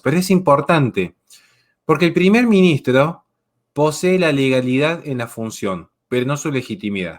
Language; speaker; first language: Spanish; native; Spanish